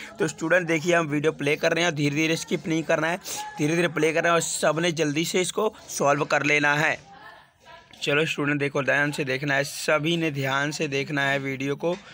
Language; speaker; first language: Hindi; non-native, local second language; Punjabi